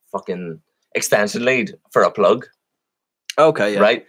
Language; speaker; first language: English; native; English